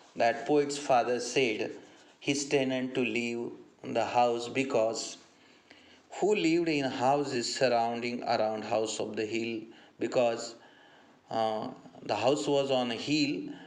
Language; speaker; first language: English; non-native, local second language; Marathi